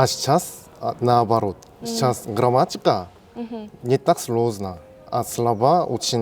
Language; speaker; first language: Russian; non-native, learner; Korean